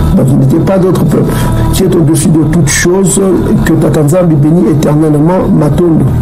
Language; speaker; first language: French; non-native, local second language; Kongo